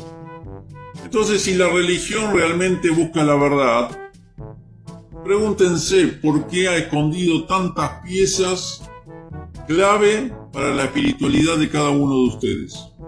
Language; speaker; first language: Spanish; native; Spanish